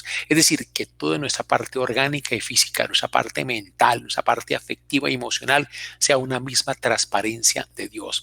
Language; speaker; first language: Spanish; native; Spanish